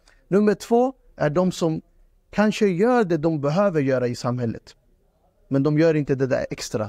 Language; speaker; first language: Swedish; non-native, fluent; Urdu